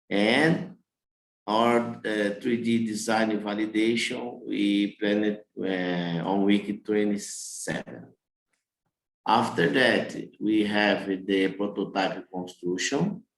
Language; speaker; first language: English; non-native, learner; Portuguese